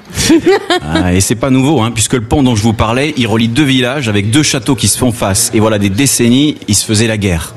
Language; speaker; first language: French; native; French